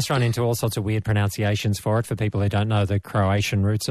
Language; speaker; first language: English; native; English